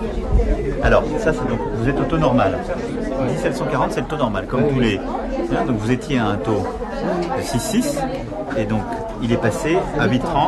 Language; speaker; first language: French; native; French